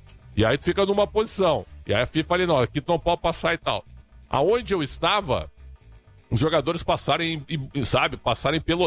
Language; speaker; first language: Portuguese; native; Portuguese